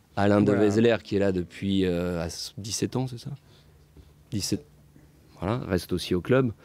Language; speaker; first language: French; native; French